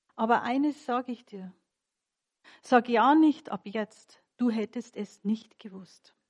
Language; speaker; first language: German; native; German